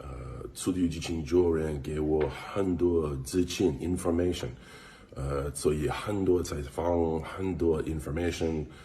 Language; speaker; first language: Chinese; non-native, learner; English